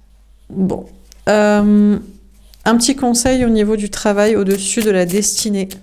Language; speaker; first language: French; native; French